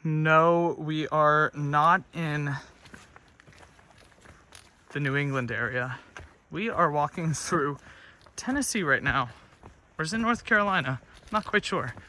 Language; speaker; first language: English; native; English